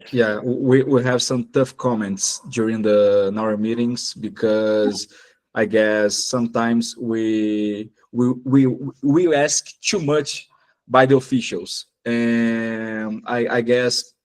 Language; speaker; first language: English; non-native, fluent; Portuguese